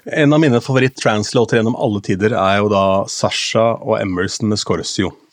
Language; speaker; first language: Norwegian; native; Norwegian